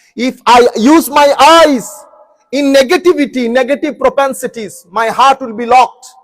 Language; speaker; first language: English; non-native, local second language; Bangla